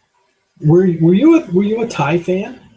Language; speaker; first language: English; native; English